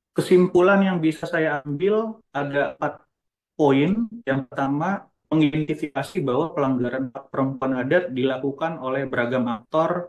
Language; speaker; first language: Indonesian; native; Indonesian